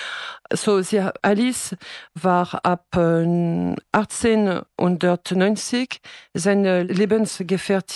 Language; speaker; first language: German; non-native, fluent; French